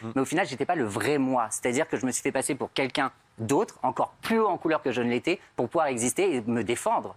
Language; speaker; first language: French; native; French